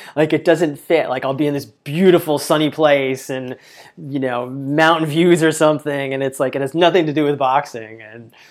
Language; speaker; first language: English; native; English